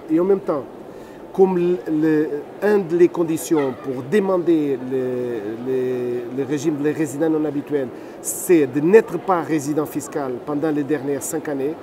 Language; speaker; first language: French; non-native, fluent; Portuguese